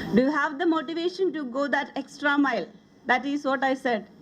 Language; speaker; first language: English; non-native, local second language; Malayalam